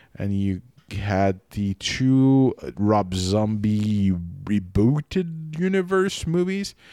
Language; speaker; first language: English; non-native, fluent; French